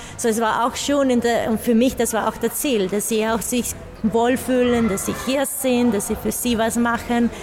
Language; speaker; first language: German; non-native, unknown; Spanish